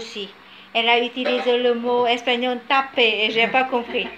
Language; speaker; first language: French; non-native, fluent; Vietnamese